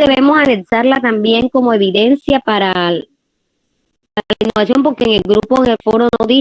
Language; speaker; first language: Spanish; native; Spanish